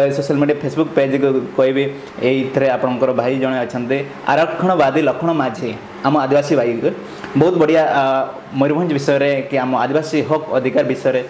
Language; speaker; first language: Odia; non-native, local second language; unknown